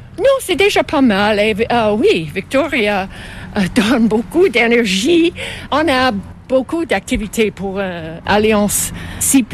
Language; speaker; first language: French; non-native, fluent; English